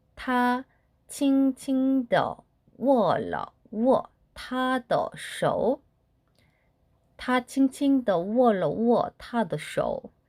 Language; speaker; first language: Chinese; non-native, fluent; Korean